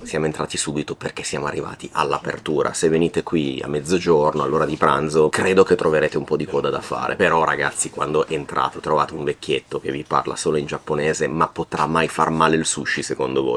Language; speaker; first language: Italian; native; Italian